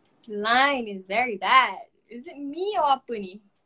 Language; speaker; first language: English; non-native, local second language; Malay